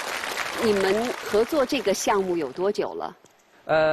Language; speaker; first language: Chinese; native; Chinese